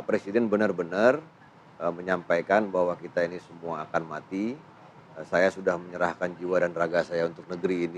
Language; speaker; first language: Indonesian; native; Indonesian